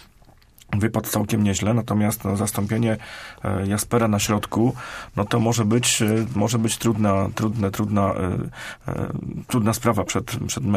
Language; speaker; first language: Polish; native; Polish